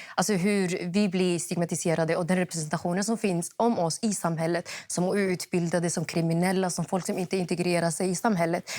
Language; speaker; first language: Swedish; early bilingual, other home language; Somali